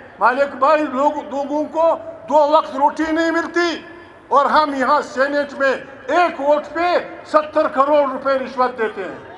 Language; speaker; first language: Urdu; non-native, local second language; Pashto